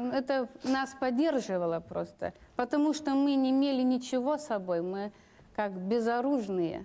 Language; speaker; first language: Russian; non-native, local second language; Lithuanian